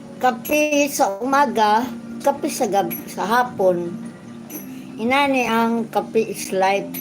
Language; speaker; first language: Filipino; non-native, local second language; Waray